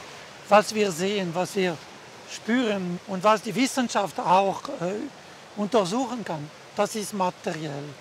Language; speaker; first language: German; non-native, local second language; French